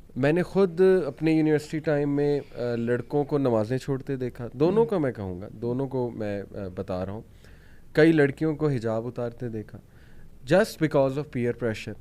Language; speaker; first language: Urdu; native; Urdu